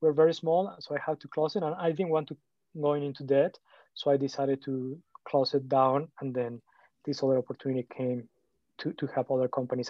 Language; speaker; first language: English; non-native, fluent; Spanish